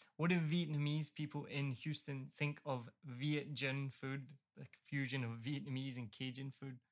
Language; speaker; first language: English; native; English